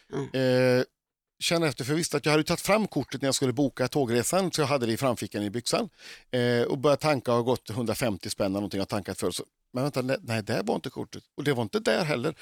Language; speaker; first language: Swedish; native; Swedish